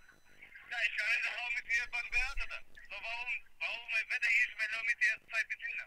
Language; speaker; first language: German; non-native, learner; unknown